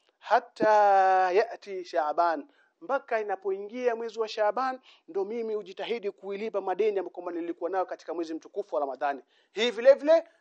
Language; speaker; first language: Swahili; native; Swahili